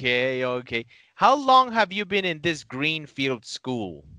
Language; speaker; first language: English; non-native, fluent; Spanish